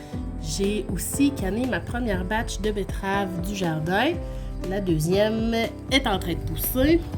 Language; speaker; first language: French; native; French